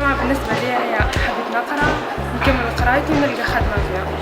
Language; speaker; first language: Arabic; native; Arabic